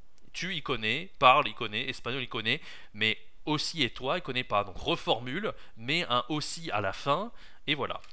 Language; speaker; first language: French; native; French